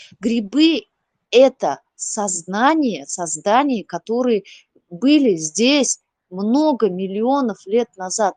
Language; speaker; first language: Russian; non-native, local second language; Uzbek